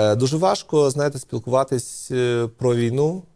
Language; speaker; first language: Ukrainian; non-native, local second language; Russian